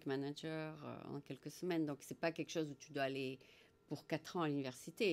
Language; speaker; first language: French; native; French